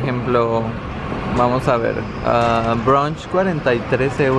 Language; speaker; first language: Spanish; native; Spanish